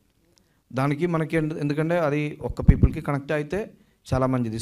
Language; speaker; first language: Telugu; non-native, learner; Malayalam